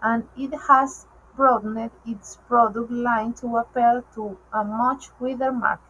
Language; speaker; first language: English; non-native, learner; Spanish